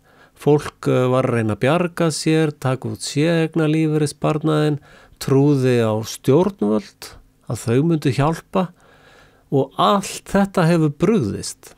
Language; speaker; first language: Icelandic; native; Icelandic